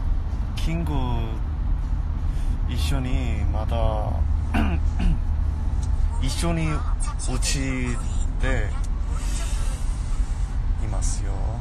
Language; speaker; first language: Japanese; non-native, learner; Korean